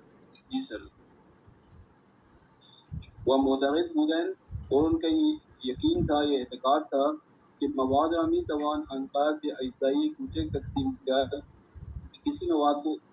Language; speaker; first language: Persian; non-native, learner; Urdu